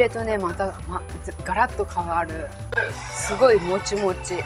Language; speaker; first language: Japanese; native; Japanese